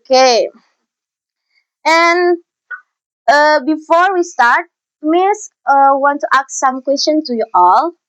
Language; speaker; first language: English; non-native, learner; Indonesian